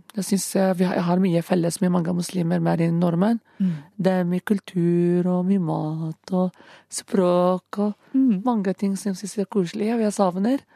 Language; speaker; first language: Norwegian; non-native, fluent; Arabic